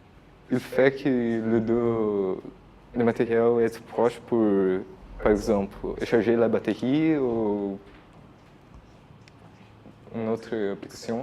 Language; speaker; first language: French; non-native, learner; Portuguese